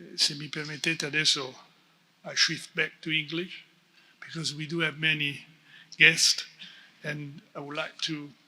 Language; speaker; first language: English; non-native, fluent; Italian